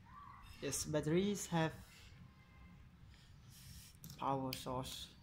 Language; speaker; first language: English; non-native, learner; Khmer